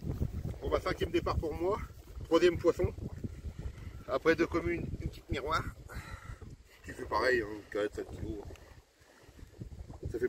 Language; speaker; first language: French; native; French